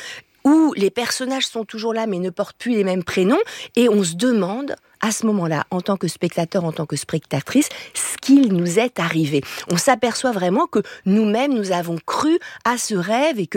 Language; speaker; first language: French; native; French